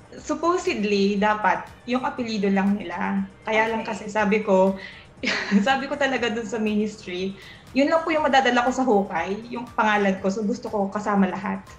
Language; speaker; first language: Filipino; native; Filipino